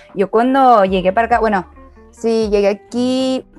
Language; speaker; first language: Spanish; early bilingual, other home language; Chinese